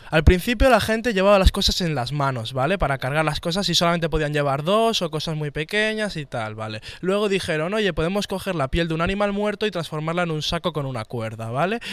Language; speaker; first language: Spanish; native; Spanish